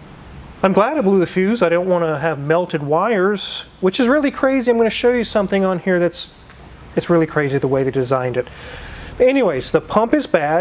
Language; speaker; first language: English; native; English